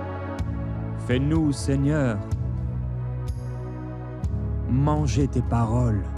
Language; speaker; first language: French; native; French